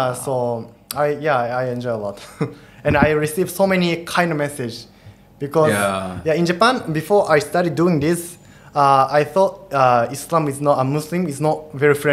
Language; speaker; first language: English; non-native, fluent; Japanese